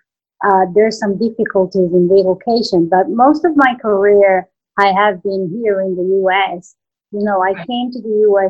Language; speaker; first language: English; non-native, fluent; Hebrew